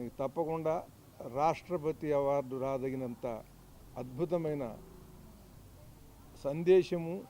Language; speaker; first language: Telugu; native; Telugu